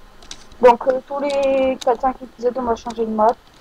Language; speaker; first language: French; native; French